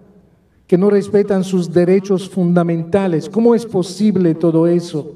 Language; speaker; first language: Spanish; non-native, fluent; Maltese